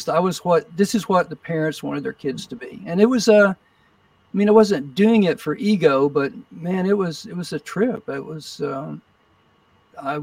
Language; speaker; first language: English; native; English